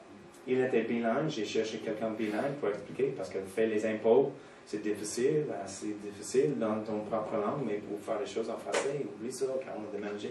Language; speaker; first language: French; non-native, fluent; English